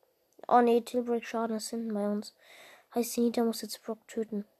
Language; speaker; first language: German; native; German